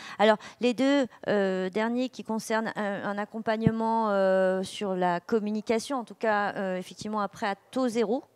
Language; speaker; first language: French; native; French